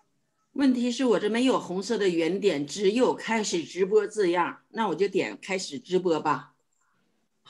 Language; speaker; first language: Chinese; native; Chinese